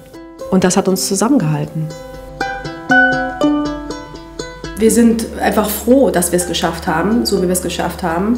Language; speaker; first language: German; native; German